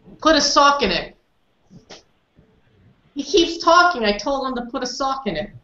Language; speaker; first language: English; non-native, fluent; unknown